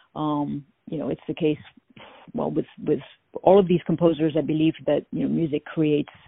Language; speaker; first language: English; non-native, fluent; French